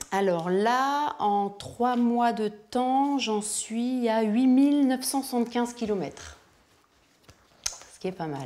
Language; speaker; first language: French; native; French